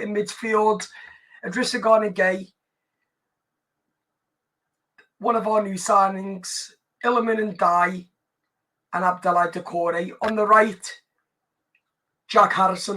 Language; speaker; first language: English; native; English